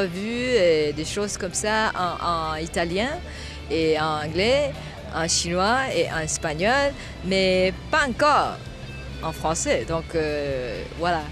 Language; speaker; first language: French; non-native, fluent; Chinese